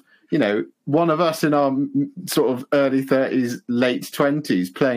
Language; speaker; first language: English; native; English